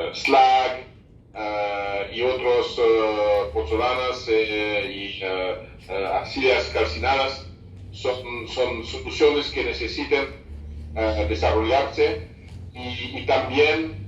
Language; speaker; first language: Spanish; non-native, fluent; French